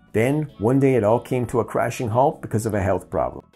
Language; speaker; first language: English; native; English